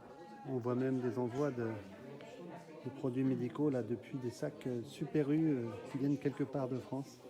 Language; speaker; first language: French; native; French